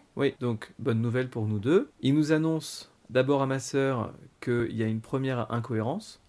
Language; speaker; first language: French; native; French